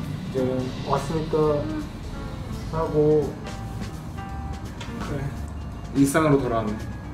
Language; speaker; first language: Korean; native; Korean